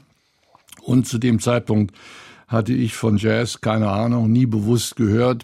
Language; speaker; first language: German; native; German